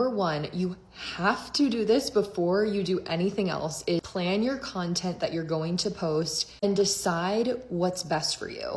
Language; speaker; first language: English; native; English